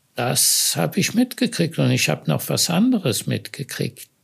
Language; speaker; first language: German; native; German